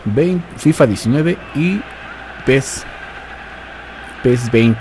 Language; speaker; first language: Spanish; native; Spanish